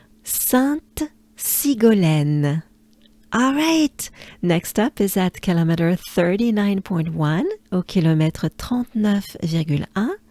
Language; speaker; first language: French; native; French